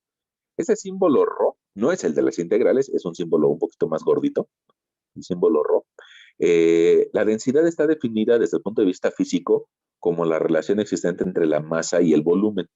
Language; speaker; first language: Spanish; native; Spanish